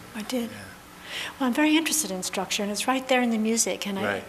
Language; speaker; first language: English; native; English